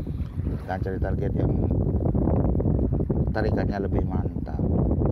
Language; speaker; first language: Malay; non-native, local second language; Balinese